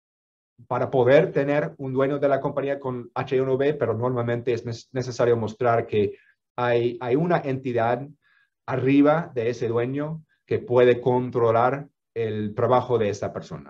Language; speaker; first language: Spanish; non-native, fluent; English